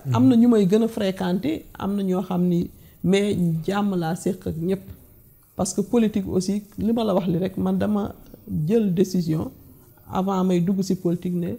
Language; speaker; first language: Wolof; non-native, local second language; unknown